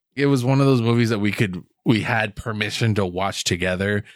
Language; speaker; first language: English; native; English